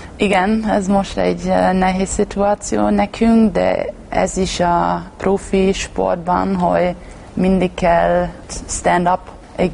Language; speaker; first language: Hungarian; non-native, learner; German